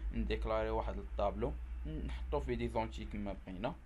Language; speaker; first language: French; non-native, local second language; Arabic